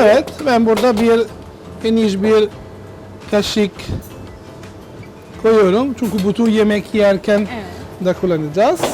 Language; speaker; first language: Turkish; non-native, learner; Italian